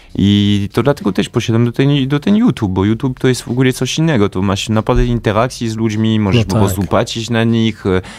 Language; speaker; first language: Polish; native; Polish